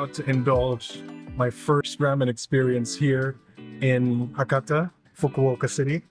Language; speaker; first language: English; native; English